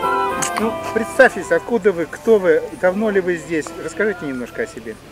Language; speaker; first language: Russian; native; Russian